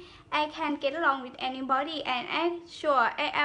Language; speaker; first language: English; non-native, learner; Thai